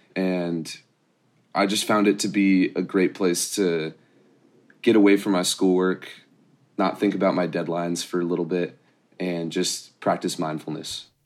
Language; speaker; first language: English; native; English